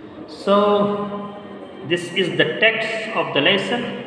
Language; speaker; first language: English; non-native, local second language; Urdu